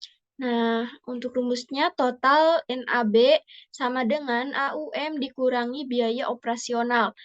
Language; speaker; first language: Indonesian; native; Indonesian